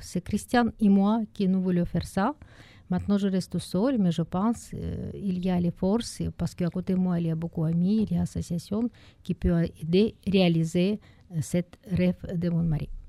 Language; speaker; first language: French; non-native, learner; Russian